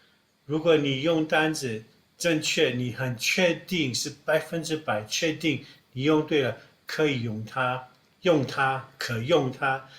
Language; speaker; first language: Chinese; non-native, fluent; English